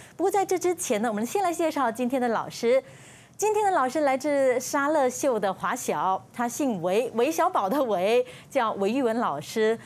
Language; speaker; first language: Chinese; native; Chinese